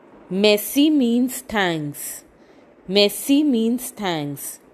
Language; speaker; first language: English; non-native, local second language; Hindi